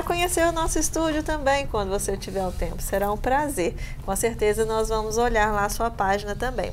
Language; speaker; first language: Portuguese; native; Portuguese